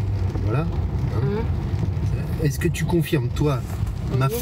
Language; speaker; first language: French; native; French